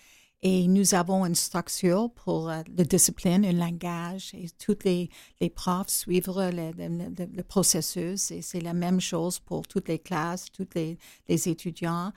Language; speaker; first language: French; non-native, learner; English